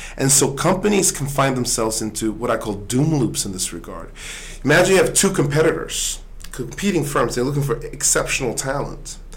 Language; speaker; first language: English; early bilingual, other home language; Swedish